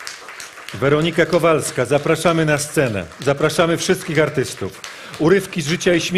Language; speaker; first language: Polish; native; Polish